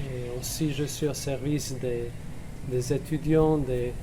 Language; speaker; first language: French; non-native, fluent; Croatian